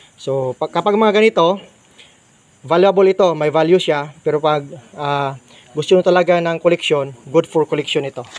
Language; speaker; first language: Filipino; non-native, local second language; Cebuano